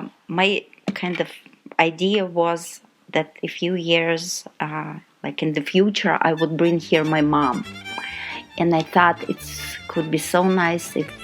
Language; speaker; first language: English; non-native, fluent; Russian